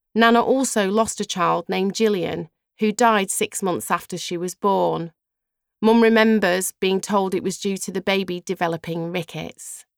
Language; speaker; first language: English; native; English